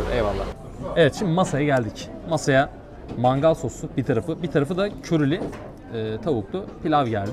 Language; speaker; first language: Turkish; native; Turkish